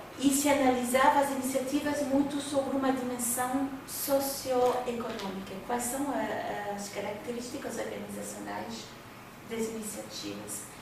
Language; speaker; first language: Portuguese; non-native, fluent; French